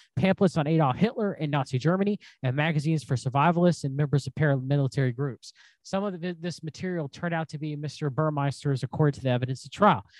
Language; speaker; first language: English; native; English